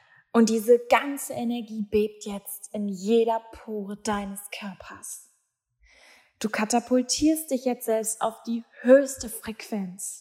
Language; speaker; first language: German; native; German